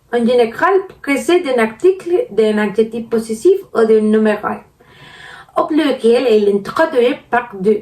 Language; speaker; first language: French; non-native, learner; Spanish